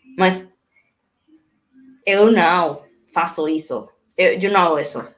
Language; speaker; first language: Portuguese; non-native, learner; Spanish